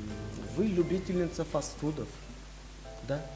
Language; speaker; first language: Russian; non-native, fluent; Tajik